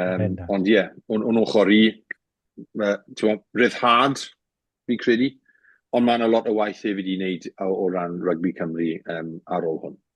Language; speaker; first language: Welsh; native; Welsh